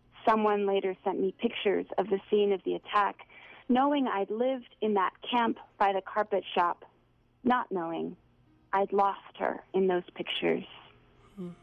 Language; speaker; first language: English; native; English